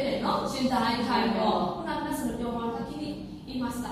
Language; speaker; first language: Japanese; non-native, learner; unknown